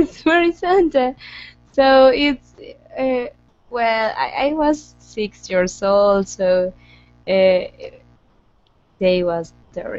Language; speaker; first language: English; non-native, learner; Spanish